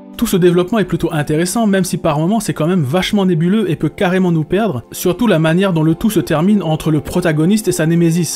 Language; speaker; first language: French; native; French